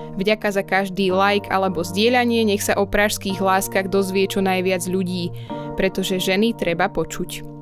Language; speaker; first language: Slovak; native; Slovak